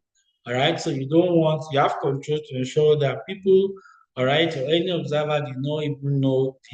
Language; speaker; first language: English; non-native, local second language; Yoruba